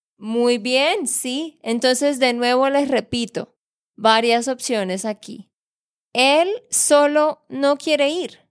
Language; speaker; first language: Spanish; native; Spanish